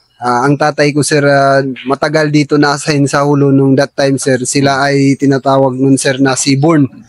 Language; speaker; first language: Filipino; non-native, local second language; Tausug